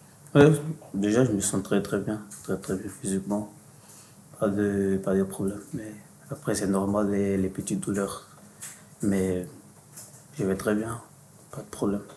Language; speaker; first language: French; non-native, fluent; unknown